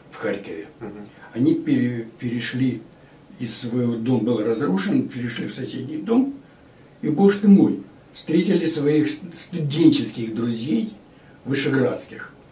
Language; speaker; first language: Russian; native; Russian